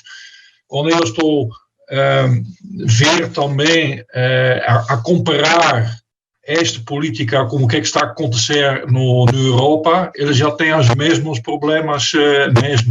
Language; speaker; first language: Portuguese; non-native, fluent; Dutch